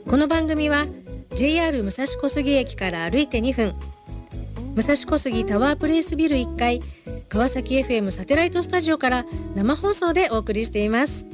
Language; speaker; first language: Japanese; native; Japanese